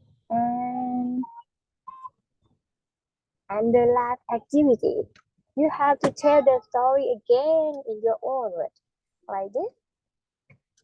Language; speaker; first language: English; non-native, fluent; Thai